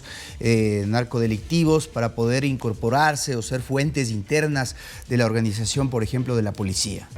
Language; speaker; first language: Spanish; native; Spanish